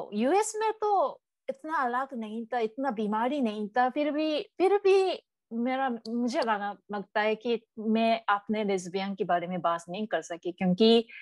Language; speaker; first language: Hindi; non-native, learner; Japanese